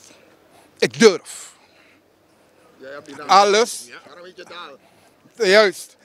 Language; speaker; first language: Dutch; non-native, local second language; Papiamento